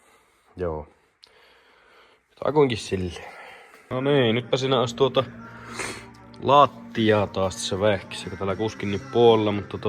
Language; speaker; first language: Finnish; native; Finnish